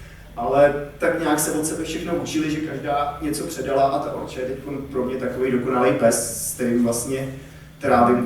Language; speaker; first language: Czech; native; Czech